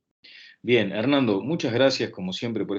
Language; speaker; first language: Spanish; native; Spanish